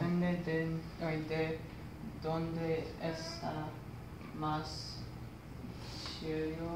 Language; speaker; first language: Spanish; non-native, learner; English